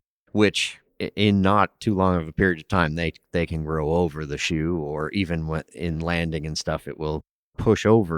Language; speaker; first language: English; native; English